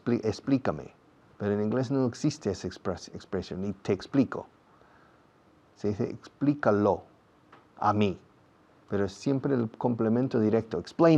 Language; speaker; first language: Spanish; non-native, fluent; English